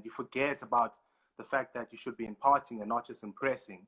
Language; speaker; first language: English; non-native, local second language; Xhosa